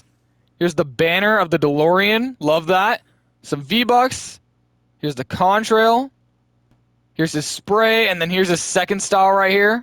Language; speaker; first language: English; native; English